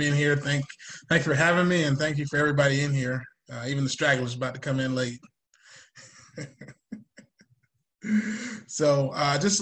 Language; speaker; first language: English; native; English